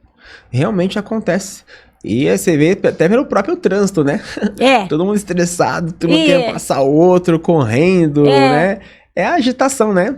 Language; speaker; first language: Portuguese; native; Portuguese